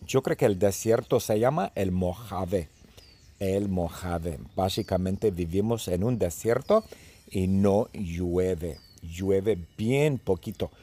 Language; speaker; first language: Spanish; early bilingual, heritage; Spanish